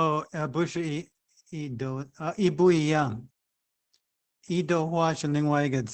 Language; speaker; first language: Chinese; non-native, fluent; English